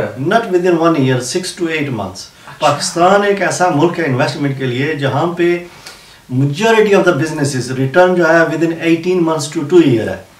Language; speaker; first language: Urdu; non-native, local second language; Punjabi